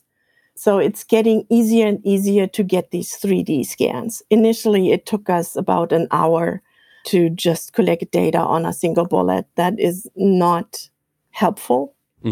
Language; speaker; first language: English; non-native, fluent; German